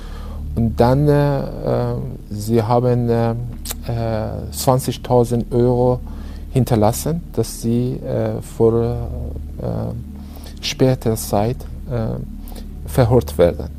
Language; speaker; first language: German; non-native, learner; Persian